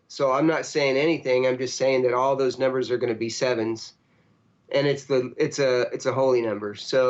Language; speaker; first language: English; native; English